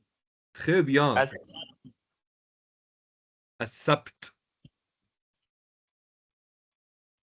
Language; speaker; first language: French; non-native, fluent; Arabic